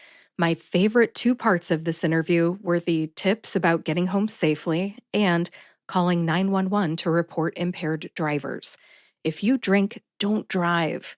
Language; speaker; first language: English; native; English